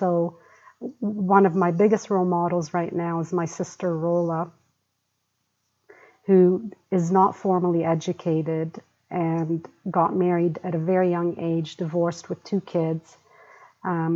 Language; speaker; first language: English; early bilingual, other home language; Arabic